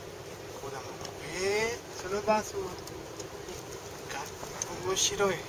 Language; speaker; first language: Japanese; non-native, learner; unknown